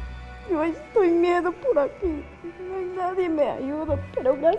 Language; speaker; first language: Spanish; non-native, local second language; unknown